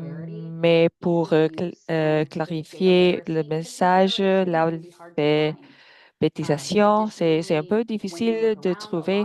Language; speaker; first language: French; non-native, fluent; English